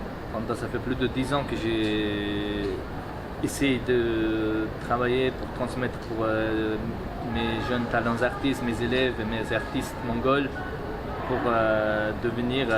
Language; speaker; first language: French; non-native, fluent; Mongolian